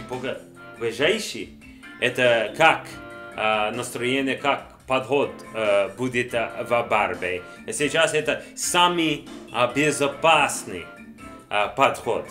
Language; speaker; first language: Russian; non-native, learner; English